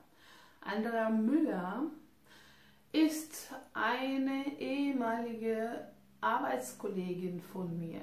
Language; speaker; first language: German; non-native, fluent; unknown